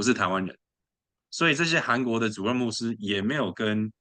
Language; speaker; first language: Chinese; early bilingual, other home language; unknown